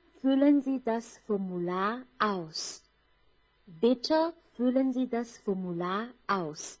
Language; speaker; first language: German; non-native, fluent; Chinese